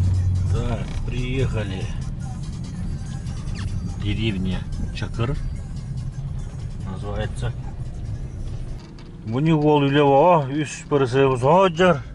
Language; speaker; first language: Russian; non-native, local second language; Yakut